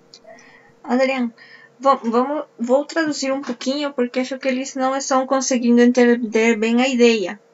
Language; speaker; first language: Portuguese; non-native, fluent; Spanish